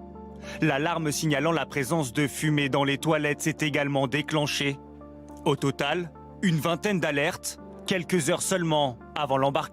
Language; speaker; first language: French; native; French